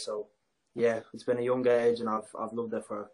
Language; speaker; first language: English; native; English